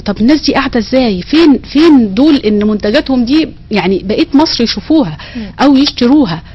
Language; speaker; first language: Arabic; native; Arabic